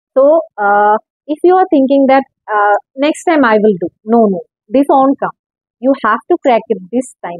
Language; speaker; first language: English; non-native, local second language; Assamese